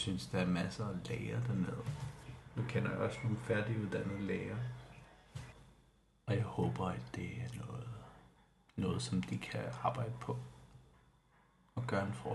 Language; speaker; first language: Danish; non-native, local second language; Kalaallisut